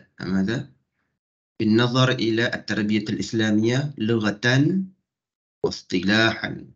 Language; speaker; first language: Arabic; non-native, fluent; Malay